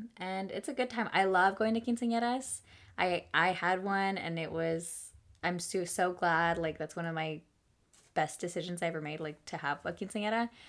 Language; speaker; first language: English; early bilingual, other home language; Spanish